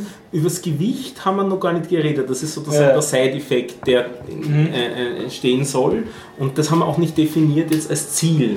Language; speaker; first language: German; native; German